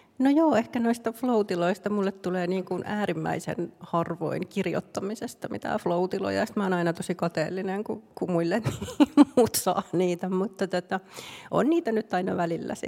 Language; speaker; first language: Finnish; native; Finnish